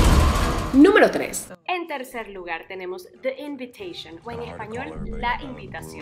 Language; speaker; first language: Spanish; native; Spanish